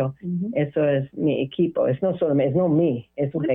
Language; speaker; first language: Spanish; non-native, learner; English